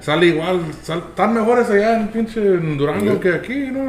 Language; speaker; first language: Spanish; early bilingual, heritage; Spanish